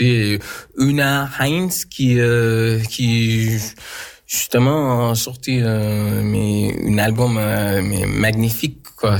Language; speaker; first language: French; non-native, local second language; English